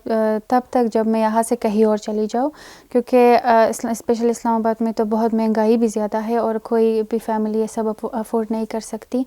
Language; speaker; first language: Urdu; non-native, fluent; Persian